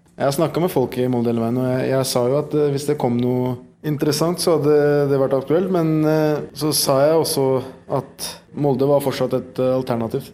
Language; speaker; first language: Norwegian; early bilingual, other home language; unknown